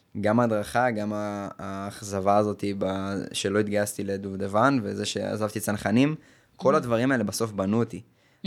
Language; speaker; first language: Hebrew; native; Hebrew